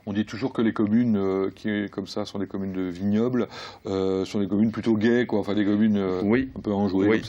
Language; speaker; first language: French; native; French